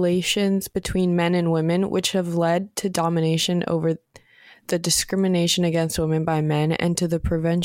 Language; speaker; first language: English; native; English